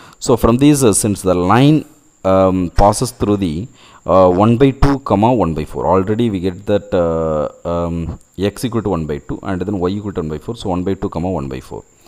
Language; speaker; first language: English; non-native, local second language; Tamil